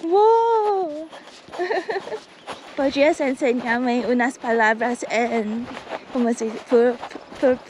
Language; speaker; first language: Spanish; non-native, learner; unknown